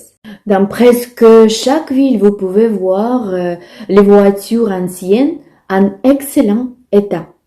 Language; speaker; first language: French; non-native, fluent; Russian